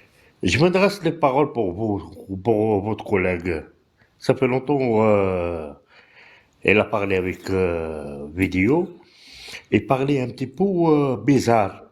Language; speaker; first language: French; non-native, learner; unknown